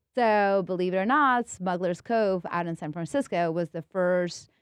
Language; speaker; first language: English; early bilingual, other home language; Spanish